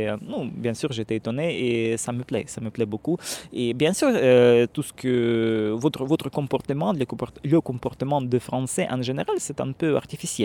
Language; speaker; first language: French; non-native, fluent; Russian